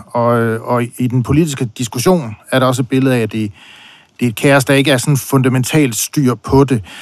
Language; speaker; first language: Danish; native; Danish